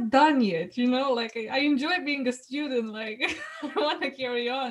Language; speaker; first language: English; non-native, fluent; Romanian